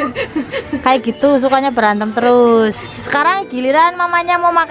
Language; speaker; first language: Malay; non-native, local second language; Javanese